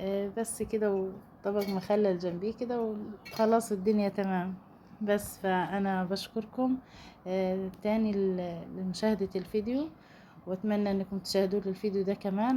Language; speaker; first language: Arabic; native; Arabic